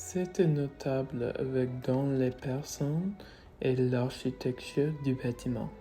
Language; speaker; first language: French; non-native, learner; English